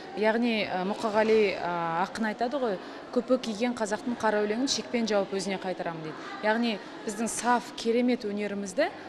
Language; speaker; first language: Kazakh; native; Kazakh